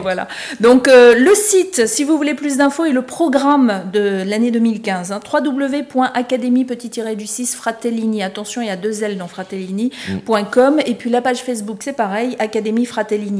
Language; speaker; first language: French; native; French